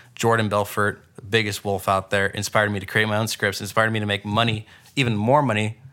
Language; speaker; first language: English; early bilingual, other home language; Spanish